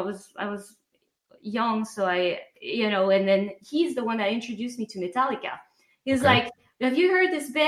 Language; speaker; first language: English; non-native, fluent; French